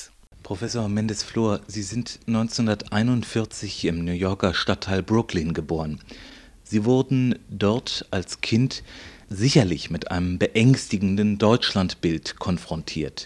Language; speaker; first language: German; native; German